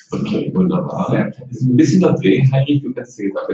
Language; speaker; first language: German; native; German